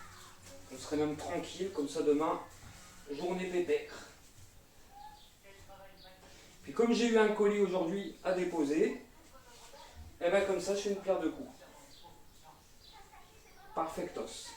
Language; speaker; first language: French; native; French